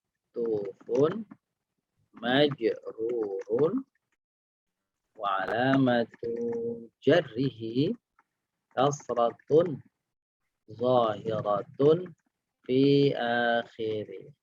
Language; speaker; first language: Arabic; non-native, fluent; Indonesian